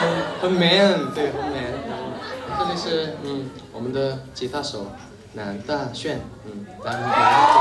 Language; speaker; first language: Chinese; non-native, fluent; Korean